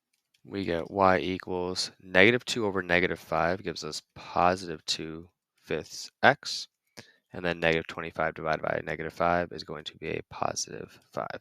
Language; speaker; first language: English; native; English